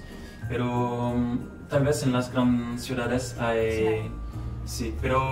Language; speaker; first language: Spanish; non-native, learner; French